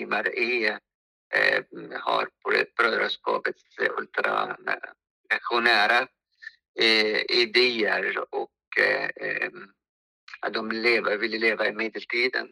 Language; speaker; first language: Swedish; non-native, fluent; Arabic